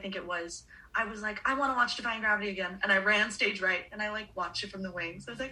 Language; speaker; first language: English; native; English